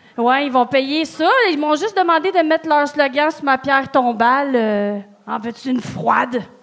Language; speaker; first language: French; native; French